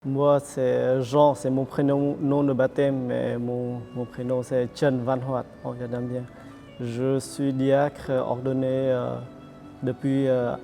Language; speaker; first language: French; non-native, fluent; Vietnamese